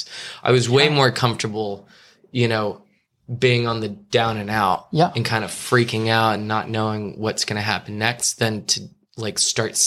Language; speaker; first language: English; native; English